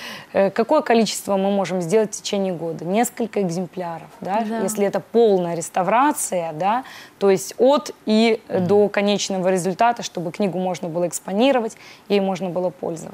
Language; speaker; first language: Russian; native; Russian